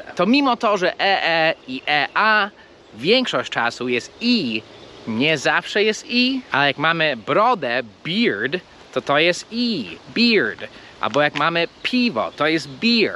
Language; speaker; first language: Polish; non-native, fluent; English